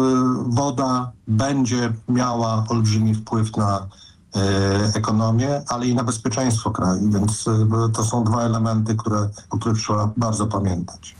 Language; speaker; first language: Polish; native; Polish